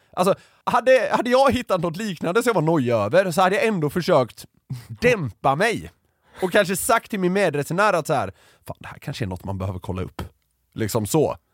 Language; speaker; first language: Swedish; native; Swedish